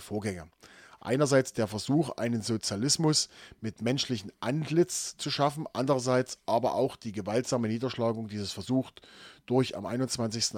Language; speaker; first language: German; native; German